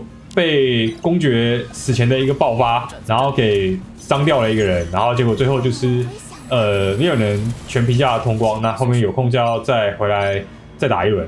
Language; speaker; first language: Chinese; native; Chinese